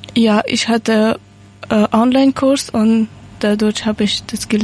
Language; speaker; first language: German; non-native, learner; Persian